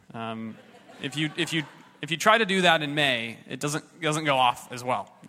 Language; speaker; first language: English; native; English